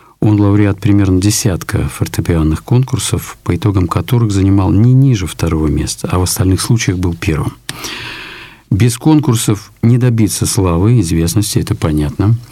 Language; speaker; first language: Russian; native; Russian